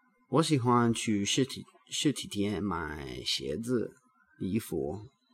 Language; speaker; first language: Chinese; non-native, learner; English